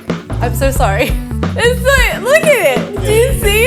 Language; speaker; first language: English; native; English